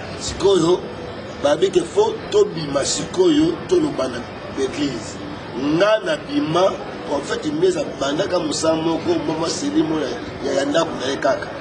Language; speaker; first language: Lingala; non-native, fluent; Kongo